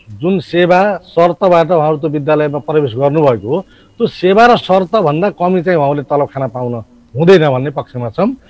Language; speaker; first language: Nepali; native; Nepali